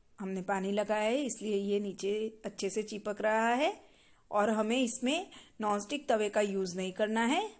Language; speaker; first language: Hindi; non-native, local second language; Gujarati